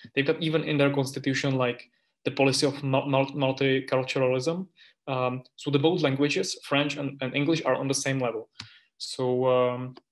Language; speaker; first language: English; non-native, fluent; Czech